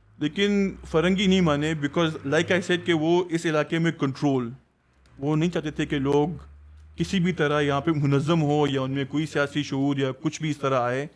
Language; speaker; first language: Urdu; non-native, local second language; Pashto